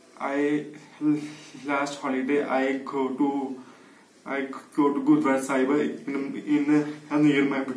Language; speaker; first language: English; non-native, learner; Punjabi